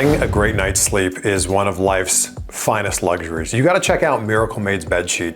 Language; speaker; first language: English; native; English